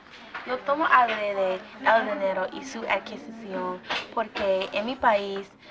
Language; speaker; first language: Spanish; non-native, learner; English